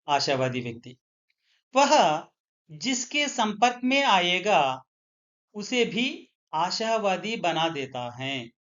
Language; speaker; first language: Hindi; non-native, local second language; Telugu